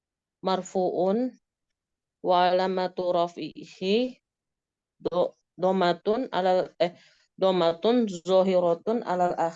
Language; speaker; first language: Arabic; non-native, learner; Indonesian